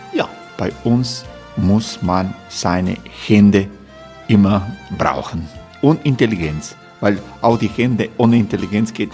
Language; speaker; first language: German; non-native, learner; Croatian